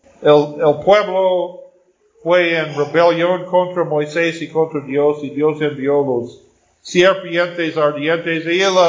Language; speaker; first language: Spanish; non-native, fluent; Portuguese